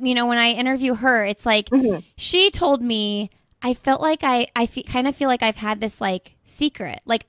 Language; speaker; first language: English; native; English